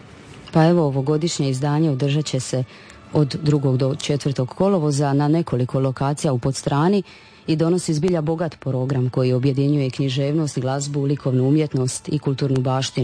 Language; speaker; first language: Serbian; native; Serbian